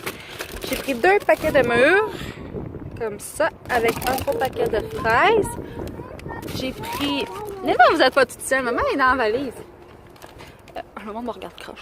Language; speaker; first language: French; native; French